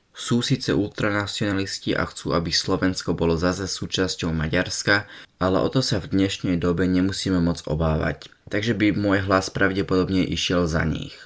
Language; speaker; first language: Slovak; early bilingual, heritage; Slovak